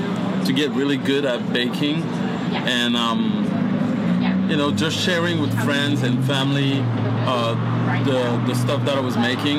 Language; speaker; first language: English; non-native, fluent; French